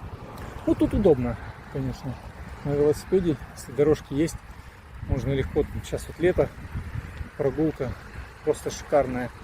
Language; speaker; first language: Russian; native; Russian